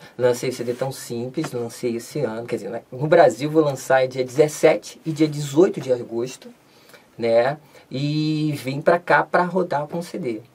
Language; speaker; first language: Portuguese; native; Portuguese